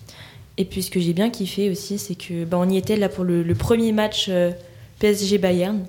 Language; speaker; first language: French; native; French